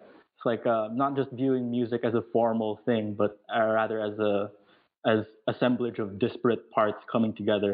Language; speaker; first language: English; non-native, local second language; Filipino